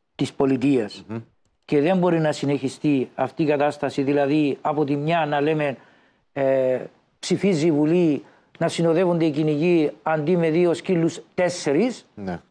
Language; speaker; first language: Greek; native; Greek